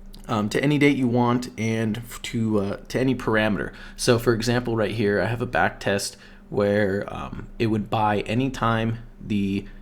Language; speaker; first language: English; native; English